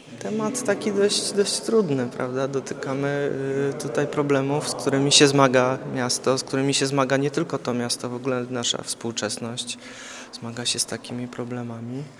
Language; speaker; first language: Polish; native; Polish